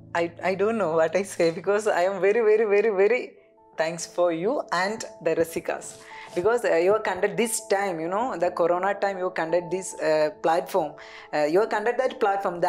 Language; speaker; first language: Tamil; non-native, learner; Malayalam